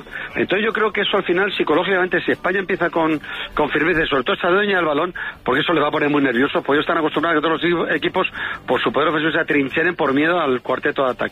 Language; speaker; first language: Spanish; native; Spanish